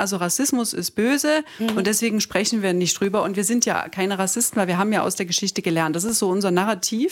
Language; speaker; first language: German; native; German